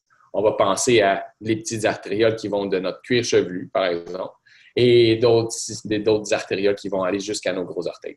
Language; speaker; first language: French; native; French